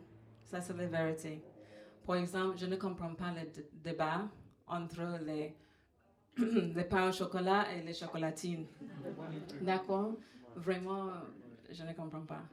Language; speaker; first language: French; non-native, fluent; English